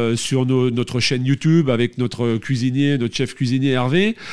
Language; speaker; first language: French; native; French